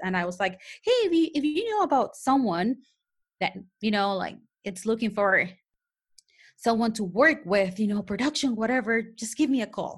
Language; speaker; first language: English; non-native, fluent; Spanish